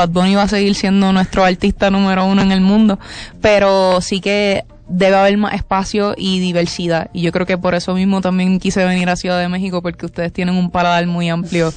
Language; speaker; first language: Spanish; native; Spanish